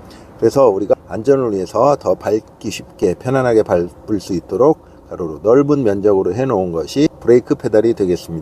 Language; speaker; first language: Korean; native; Korean